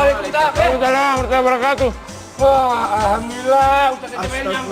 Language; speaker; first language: Indonesian; native; Indonesian